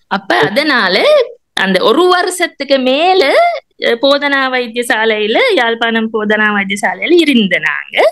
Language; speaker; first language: Tamil; non-native, local second language; Sinhala